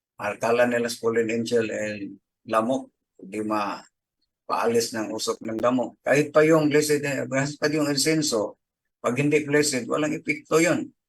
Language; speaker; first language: Filipino; non-native, local second language; Cebuano